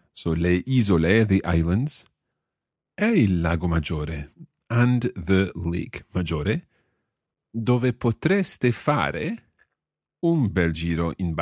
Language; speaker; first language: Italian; non-native, fluent; English